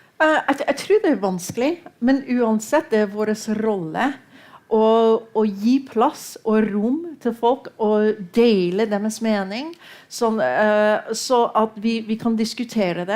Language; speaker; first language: Norwegian; non-native, fluent; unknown